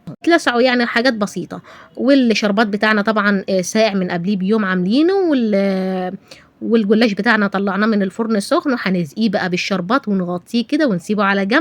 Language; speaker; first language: Arabic; native; Arabic